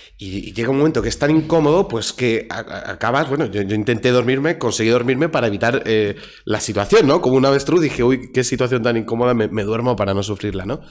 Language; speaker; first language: Spanish; native; Spanish